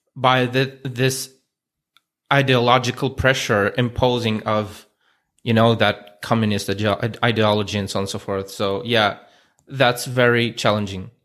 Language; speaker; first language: English; non-native, fluent; Russian